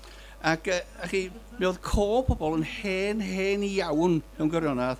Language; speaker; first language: Welsh; native; Welsh